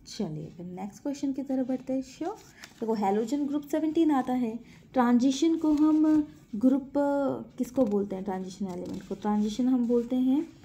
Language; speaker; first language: Hindi; native; Hindi